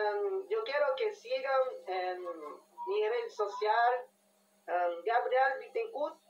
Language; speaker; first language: Spanish; non-native, learner; Portuguese